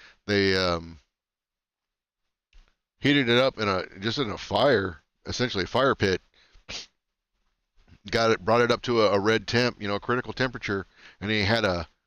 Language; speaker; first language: English; native; English